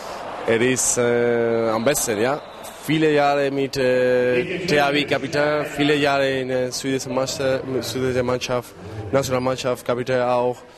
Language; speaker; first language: German; non-native, learner; Spanish